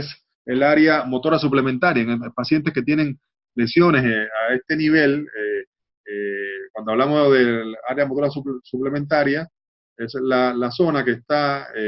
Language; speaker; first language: Spanish; native; Spanish